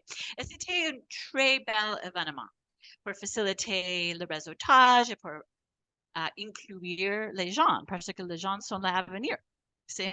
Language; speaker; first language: French; non-native, fluent; English